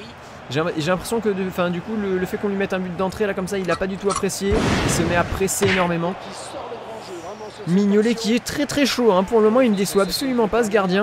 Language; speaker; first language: French; native; French